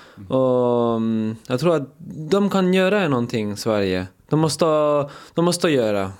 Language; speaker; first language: Swedish; early bilingual, heritage; French